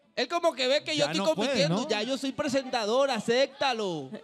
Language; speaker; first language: Spanish; native; Spanish